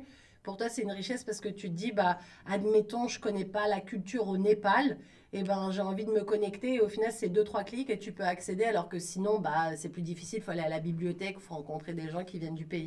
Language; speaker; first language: French; native; French